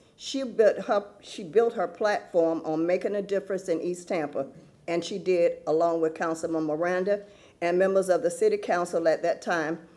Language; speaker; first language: English; native; English